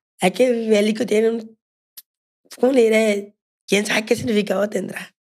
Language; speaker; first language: Spanish; native; Spanish